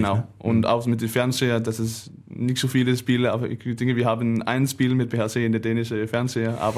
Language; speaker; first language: German; non-native, learner; Danish